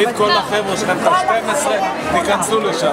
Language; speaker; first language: Hebrew; native; Hebrew